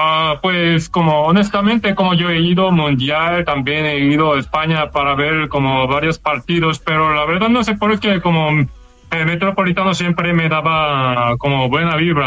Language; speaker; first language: Spanish; non-native, learner; Korean